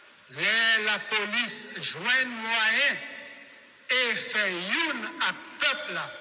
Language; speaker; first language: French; non-native, local second language; Haitian Creole